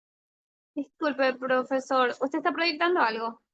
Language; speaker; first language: Spanish; native; Spanish